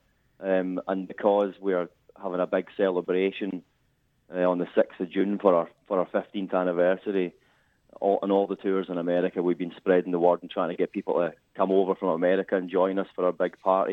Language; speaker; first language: English; native; English